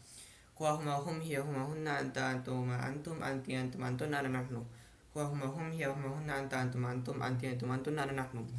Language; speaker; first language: Arabic; non-native, learner; Filipino